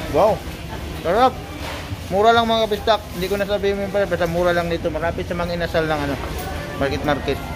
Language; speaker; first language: Filipino; non-native, local second language; Cebuano